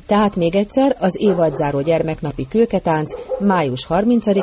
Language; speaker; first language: Hungarian; native; Hungarian